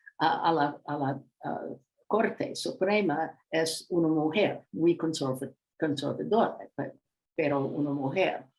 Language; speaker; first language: Spanish; non-native, learner; English